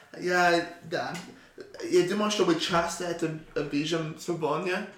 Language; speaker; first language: Russian; non-native, learner; English